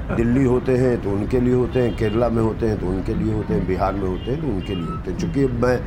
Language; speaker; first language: Hindi; native; Hindi